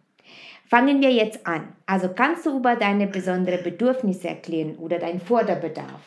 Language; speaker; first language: German; non-native, fluent; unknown